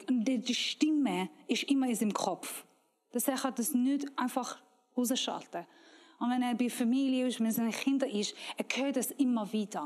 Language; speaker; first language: German; non-native, learner; Persian